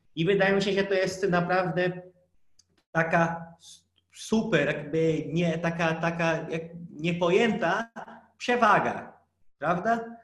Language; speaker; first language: Polish; non-native, fluent; Portuguese